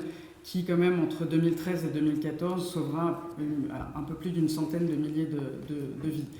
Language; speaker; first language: French; native; French